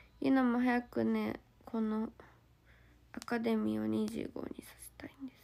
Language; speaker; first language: Japanese; native; Japanese